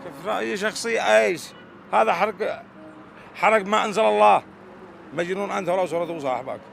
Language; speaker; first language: Arabic; native; Arabic